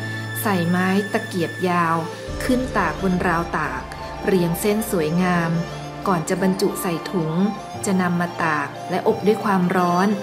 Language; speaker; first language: Thai; native; Thai